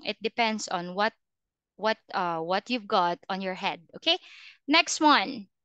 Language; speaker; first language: English; non-native, fluent; Filipino